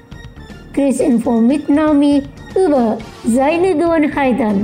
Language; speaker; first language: German; non-native, fluent; Indonesian